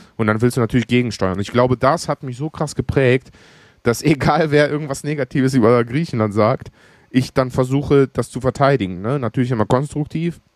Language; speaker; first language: German; early bilingual, other home language; Greek